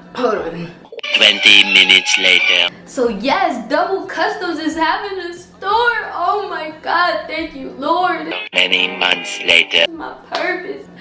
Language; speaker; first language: English; native; English